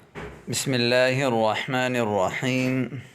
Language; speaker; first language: Arabic; non-native, fluent; Urdu